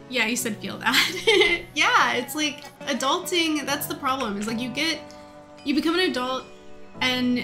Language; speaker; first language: English; native; English